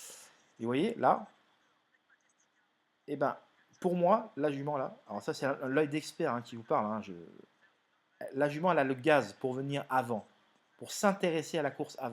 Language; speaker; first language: French; native; French